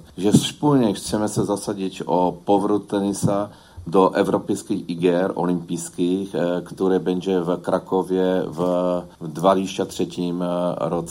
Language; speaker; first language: Polish; non-native, learner; Czech